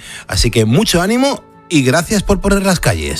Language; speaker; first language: Spanish; native; Spanish